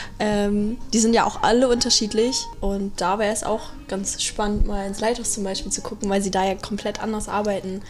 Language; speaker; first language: German; native; German